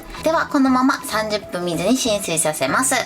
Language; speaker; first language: Japanese; native; Japanese